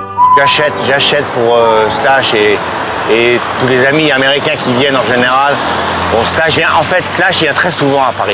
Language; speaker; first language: French; native; French